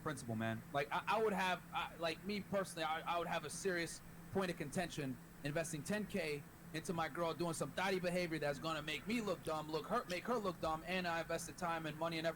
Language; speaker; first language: English; native; English